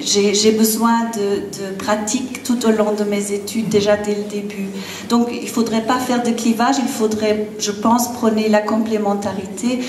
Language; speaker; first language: French; non-native, fluent; German